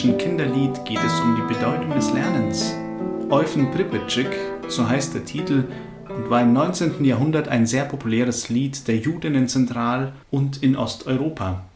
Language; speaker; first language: German; native; German